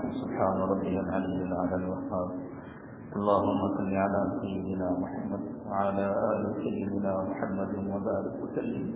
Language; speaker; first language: Urdu; native; Urdu